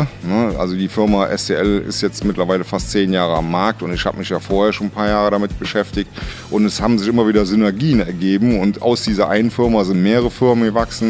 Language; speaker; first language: German; native; German